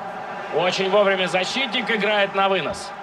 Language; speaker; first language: Russian; native; Russian